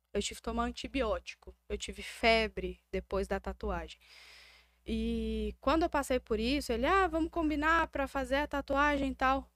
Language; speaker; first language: Portuguese; native; Portuguese